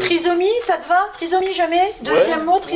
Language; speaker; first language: French; native; French